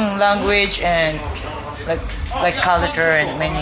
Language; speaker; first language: English; non-native, fluent; Japanese